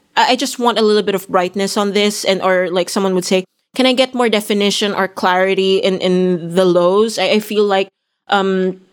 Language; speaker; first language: English; non-native, local second language; Filipino